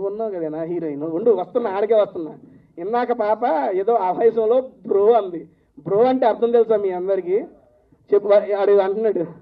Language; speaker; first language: Telugu; native; Telugu